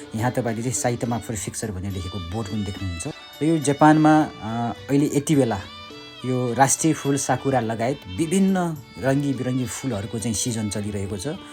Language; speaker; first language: Nepali; native; Nepali